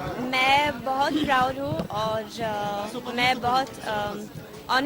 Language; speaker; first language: Hindi; non-native, learner; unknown